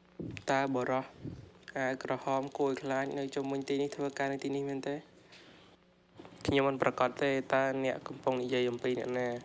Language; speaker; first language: Khmer; native; Khmer